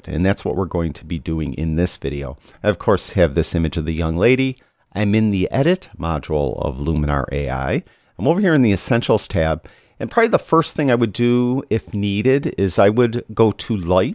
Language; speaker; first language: English; native; English